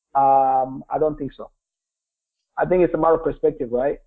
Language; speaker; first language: English; non-native, local second language; Kinyarwanda